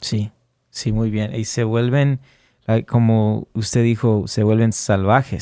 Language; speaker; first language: Spanish; early bilingual, heritage; Spanish